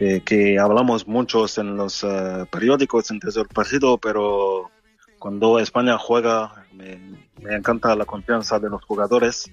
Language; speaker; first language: Spanish; non-native, fluent; French